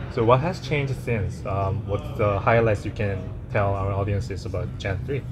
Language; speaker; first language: English; non-native, fluent; Korean